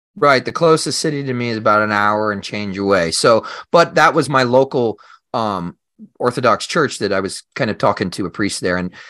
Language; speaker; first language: English; native; English